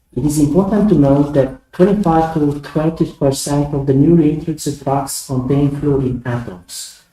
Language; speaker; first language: English; non-native, fluent; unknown